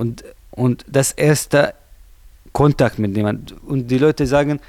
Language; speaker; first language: German; non-native, learner; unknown